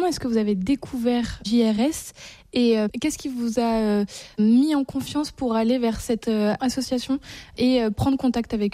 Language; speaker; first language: French; native; French